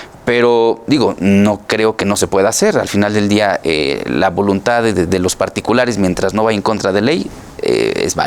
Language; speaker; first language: Spanish; native; Spanish